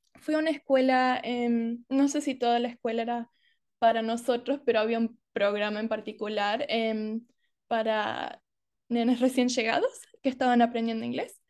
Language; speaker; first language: Spanish; early bilingual, heritage; Spanish